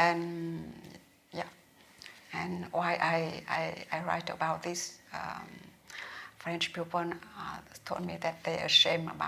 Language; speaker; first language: English; non-native, learner; Vietnamese